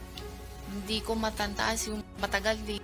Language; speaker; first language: Filipino; non-native, learner; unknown